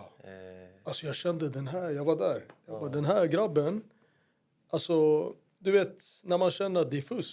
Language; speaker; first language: Swedish; native; Swedish